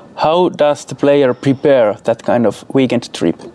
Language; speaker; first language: English; non-native, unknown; Finnish